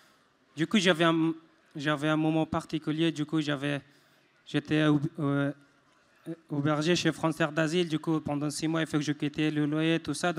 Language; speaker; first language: French; non-native, fluent; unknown